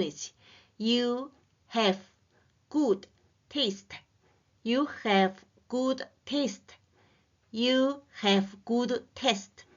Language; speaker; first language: English; non-native, learner; Chinese